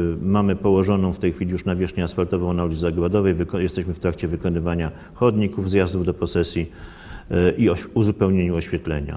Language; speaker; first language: Polish; native; Polish